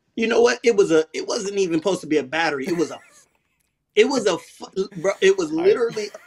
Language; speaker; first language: English; native; English